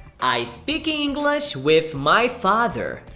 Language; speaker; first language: English; non-native, fluent; Portuguese